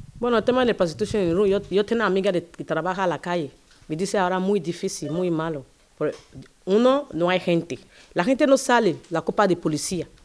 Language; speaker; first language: Spanish; non-native, learner; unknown